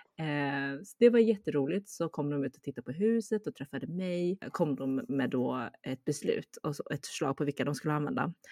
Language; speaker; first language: Swedish; early bilingual, other home language; Chinese